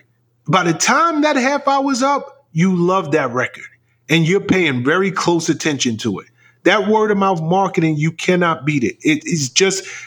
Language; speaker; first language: English; native; English